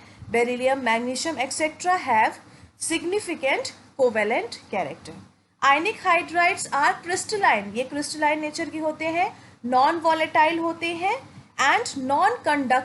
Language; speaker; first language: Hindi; native; Hindi